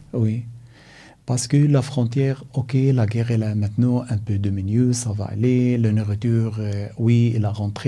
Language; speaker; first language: French; non-native, learner; Arabic